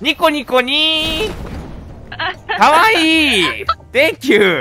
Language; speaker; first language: Japanese; native; Japanese